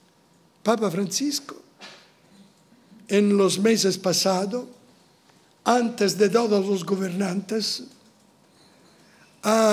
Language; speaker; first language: Spanish; non-native, fluent; Italian